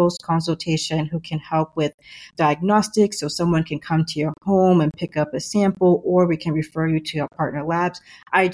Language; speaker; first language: English; native; English